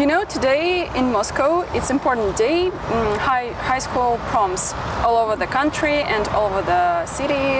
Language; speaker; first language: English; non-native, fluent; Russian